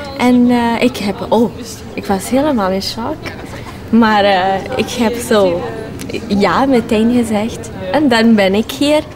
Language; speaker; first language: Dutch; non-native, fluent; Portuguese